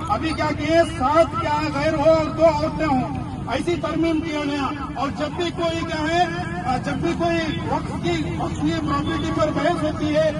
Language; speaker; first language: Urdu; native; Urdu